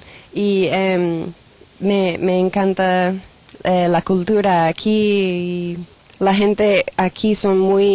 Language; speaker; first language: Spanish; non-native, fluent; English